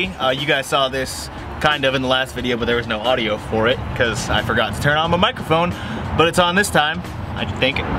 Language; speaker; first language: English; native; English